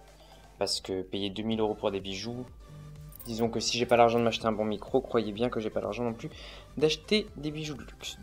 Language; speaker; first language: French; native; French